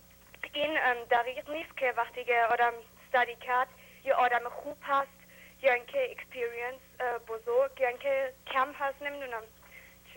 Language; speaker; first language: Persian; early bilingual, heritage; English